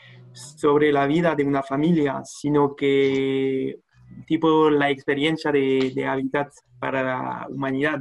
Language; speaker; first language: Spanish; non-native, fluent; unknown